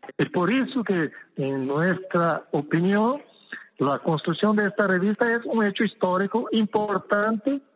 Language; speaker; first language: Spanish; non-native, fluent; Portuguese